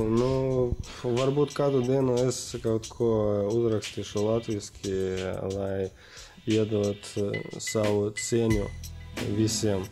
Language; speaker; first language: Latvian; non-native, local second language; Russian